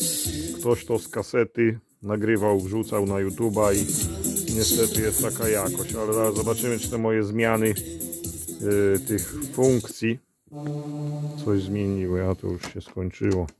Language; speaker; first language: Polish; native; Polish